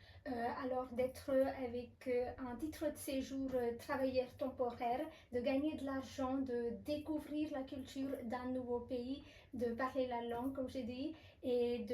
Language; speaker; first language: French; non-native, fluent; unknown